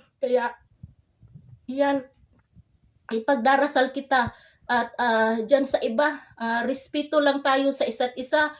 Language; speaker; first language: Filipino; non-native, local second language; Cebuano